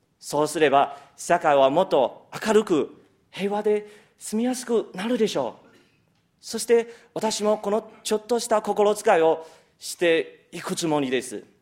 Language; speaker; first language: Japanese; non-native, fluent; Chinese